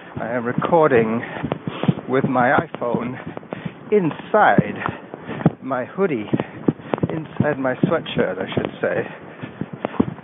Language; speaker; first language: English; native; English